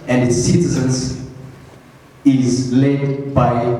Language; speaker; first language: English; non-native, local second language; Amharic